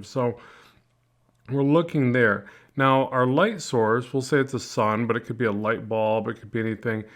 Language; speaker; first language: English; native; English